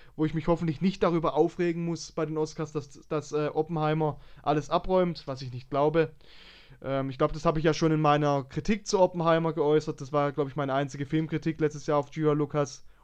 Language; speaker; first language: German; native; German